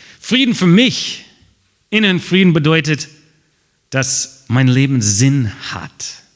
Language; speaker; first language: German; non-native, fluent; English